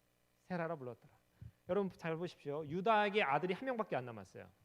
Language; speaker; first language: Korean; native; Korean